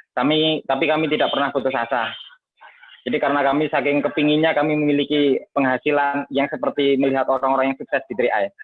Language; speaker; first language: Indonesian; native; Indonesian